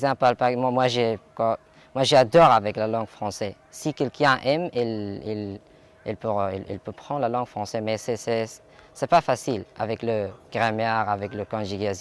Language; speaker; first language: French; non-native, learner; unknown